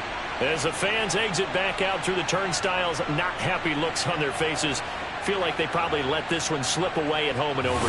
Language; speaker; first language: English; native; English